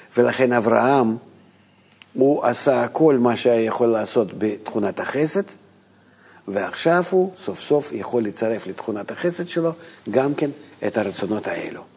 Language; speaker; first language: Hebrew; non-native, fluent; Russian